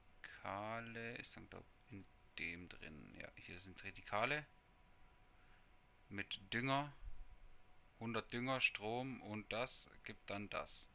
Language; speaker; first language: German; native; German